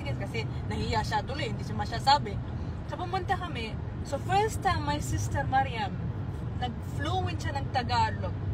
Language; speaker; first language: Filipino; early bilingual, heritage; Filipino